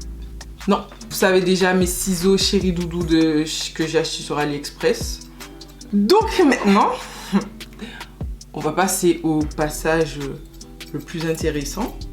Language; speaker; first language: French; native; French